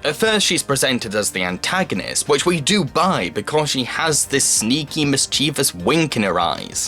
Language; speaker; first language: English; native; English